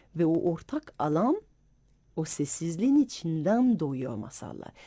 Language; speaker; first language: Turkish; non-native, fluent; French